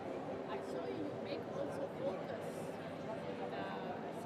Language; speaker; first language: English; non-native, fluent; Persian